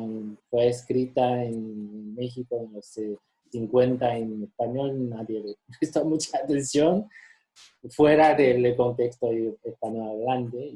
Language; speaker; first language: Spanish; non-native, fluent; Chinese